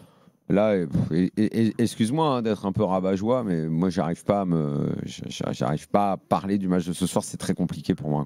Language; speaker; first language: French; native; French